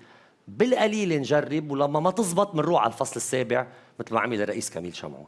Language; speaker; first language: Arabic; native; Arabic